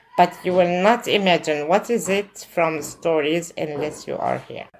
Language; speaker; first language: English; non-native, learner; Arabic